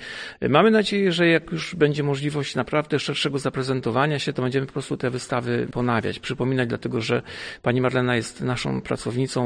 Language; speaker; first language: Polish; native; Polish